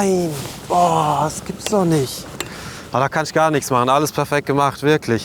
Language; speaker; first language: German; native; German